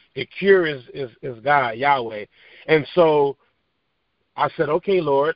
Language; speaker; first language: English; native; English